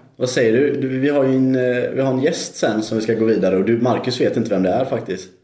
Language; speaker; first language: Swedish; native; Swedish